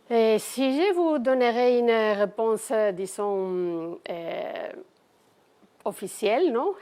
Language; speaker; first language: French; non-native, fluent; Spanish